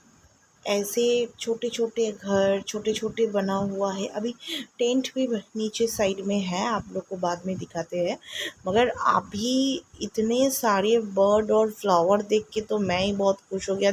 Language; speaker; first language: Hindi; non-native, local second language; Bangla